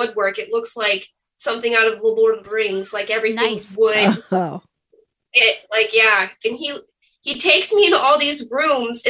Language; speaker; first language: English; native; English